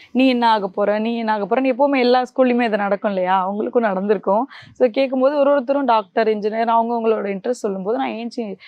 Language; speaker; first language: Tamil; native; Tamil